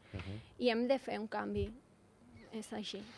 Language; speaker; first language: Catalan; non-native, learner; Spanish